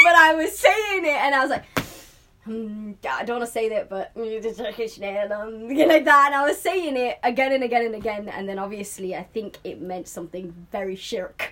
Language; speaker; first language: English; native; English